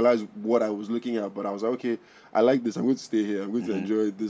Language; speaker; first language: English; non-native, local second language; Yoruba